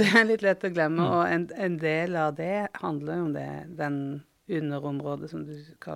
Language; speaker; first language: Norwegian; native; Norwegian